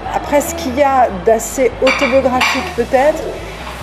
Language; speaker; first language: French; native; French